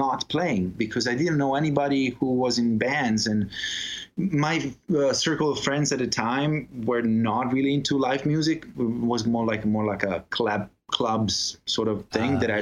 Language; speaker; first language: English; non-native, fluent; Italian